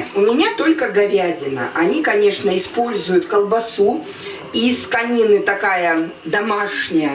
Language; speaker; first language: Russian; native; Russian